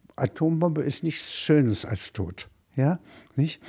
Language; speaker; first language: German; native; German